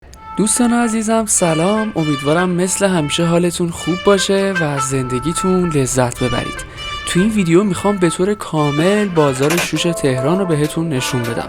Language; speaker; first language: Persian; native; Persian